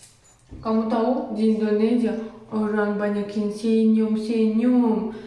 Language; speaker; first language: Indonesian; non-native, learner; Russian